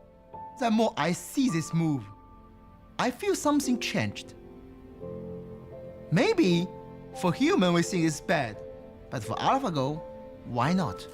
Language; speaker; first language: English; non-native, learner; Chinese